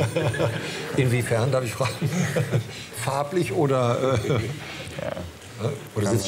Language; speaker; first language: German; native; German